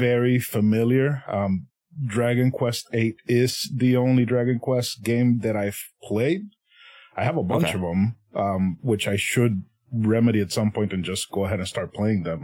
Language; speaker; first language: English; non-native, fluent; Spanish